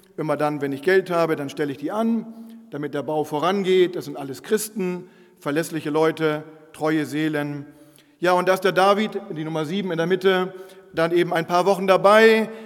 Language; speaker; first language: German; non-native, local second language; Low German